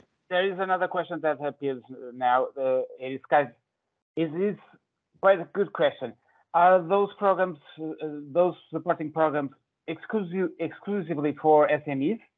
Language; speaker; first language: English; non-native, fluent; Portuguese